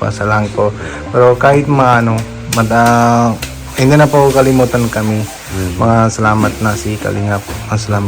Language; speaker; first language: Filipino; non-native, learner; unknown